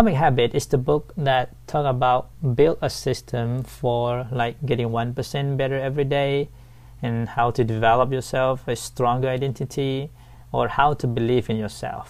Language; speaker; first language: English; non-native, fluent; Thai